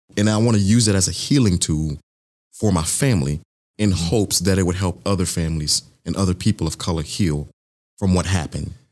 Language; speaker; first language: English; early bilingual, other home language; Yoruba